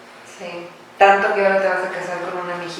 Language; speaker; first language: Spanish; native; Spanish